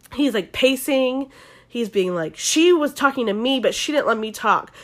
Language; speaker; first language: English; native; English